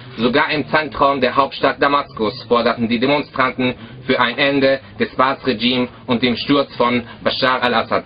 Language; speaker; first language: German; early bilingual, other home language; Arabic